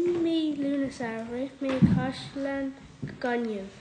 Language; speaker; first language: Irish; non-native, local second language; English